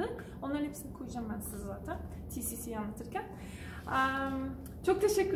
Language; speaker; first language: Turkish; native; Turkish